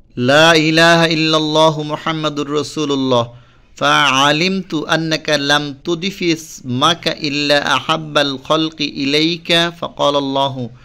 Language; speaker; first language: Arabic; non-native, fluent; Bangla